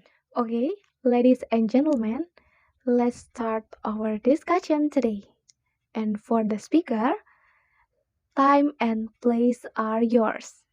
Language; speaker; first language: English; non-native, learner; Indonesian